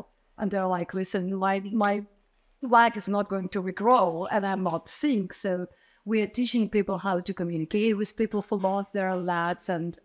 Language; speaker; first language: English; non-native, fluent; Ukrainian